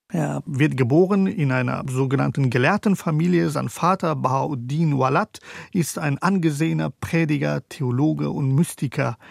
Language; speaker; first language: German; early bilingual, other home language; Persian